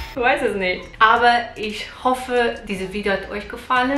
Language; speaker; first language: German; non-native, learner; Portuguese